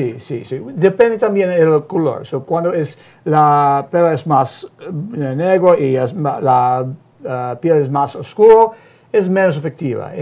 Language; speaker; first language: Spanish; non-native, learner; English